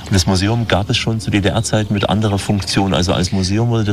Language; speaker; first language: German; native; German